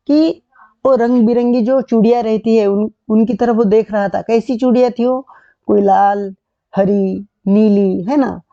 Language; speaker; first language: Hindi; non-native, local second language; Marathi